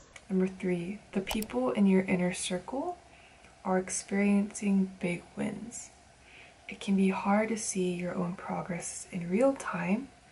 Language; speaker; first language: English; early bilingual, other home language; Korean